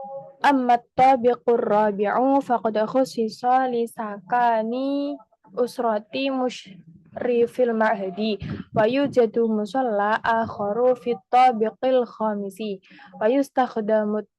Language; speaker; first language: Arabic; non-native, learner; Indonesian